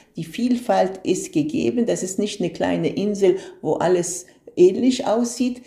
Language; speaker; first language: German; non-native, fluent; Arabic